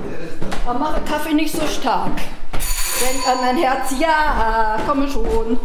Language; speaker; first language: German; native; German